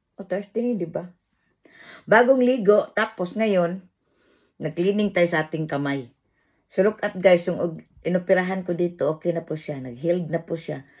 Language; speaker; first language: Filipino; non-native, local second language; Cebuano